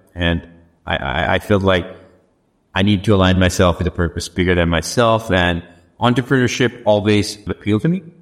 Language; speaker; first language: English; non-native, local second language; Sinhala